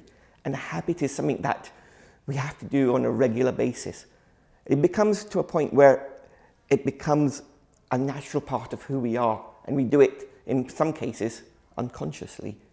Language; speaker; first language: English; early bilingual, other home language; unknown